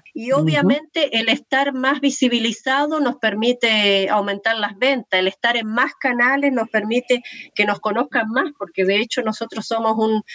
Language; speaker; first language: Spanish; native; Spanish